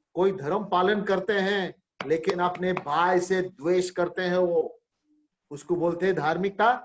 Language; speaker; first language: Hindi; non-native, local second language; Marathi